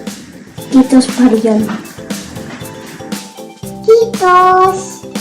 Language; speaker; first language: Finnish; non-native, learner; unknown